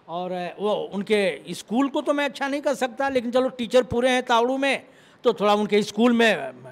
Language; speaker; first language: Hindi; native; Hindi